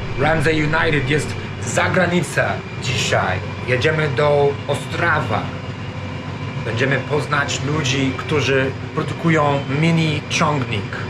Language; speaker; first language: Polish; non-native, learner; English